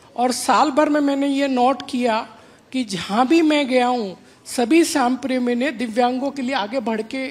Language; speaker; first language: Hindi; native; Hindi